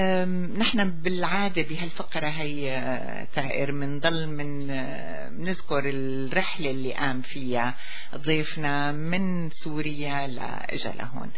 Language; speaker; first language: Arabic; native; Arabic